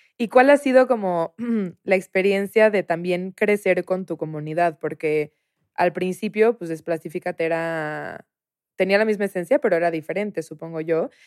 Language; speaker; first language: Spanish; native; Spanish